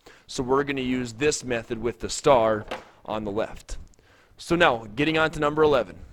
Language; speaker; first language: English; native; English